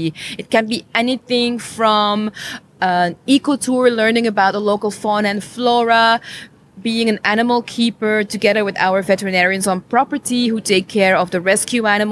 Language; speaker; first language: English; non-native, fluent; Dutch